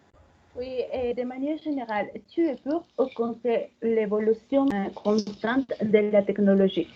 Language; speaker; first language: French; non-native, fluent; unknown